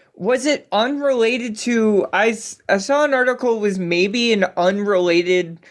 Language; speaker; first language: English; native; English